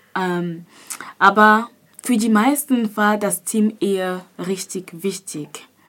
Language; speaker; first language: German; non-native, fluent; French